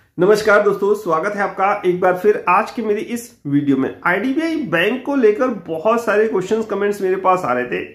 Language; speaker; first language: Hindi; native; Hindi